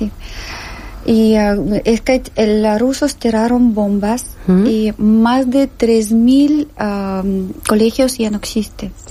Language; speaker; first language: Spanish; non-native, learner; Ukrainian